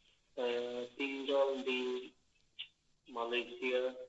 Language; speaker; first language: Indonesian; non-native, learner; Bangla